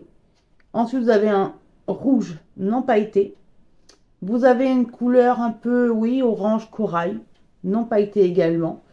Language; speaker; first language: French; native; French